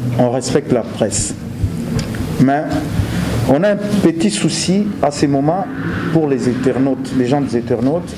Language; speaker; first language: French; non-native, local second language; Lingala